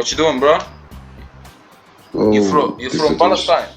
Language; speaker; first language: English; non-native, learner; Arabic